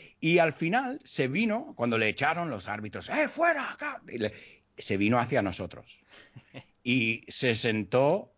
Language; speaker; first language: Spanish; early bilingual, heritage; Spanish